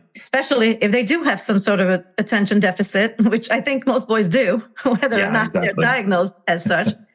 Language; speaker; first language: English; non-native, fluent; Hungarian